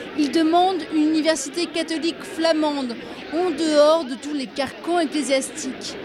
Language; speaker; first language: French; non-native, local second language; Luxembourgish